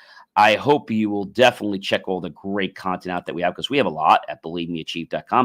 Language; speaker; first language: English; native; English